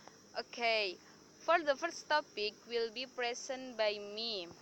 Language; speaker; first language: English; non-native, learner; Indonesian